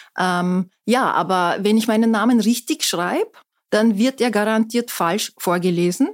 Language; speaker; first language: German; non-native, fluent; Turkish